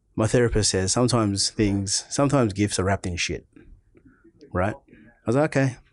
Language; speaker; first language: English; native; English